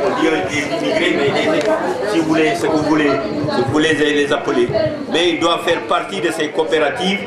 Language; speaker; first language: French; non-native, local second language; Wolof